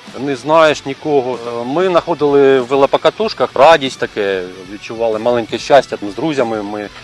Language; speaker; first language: Ukrainian; non-native, local second language; Russian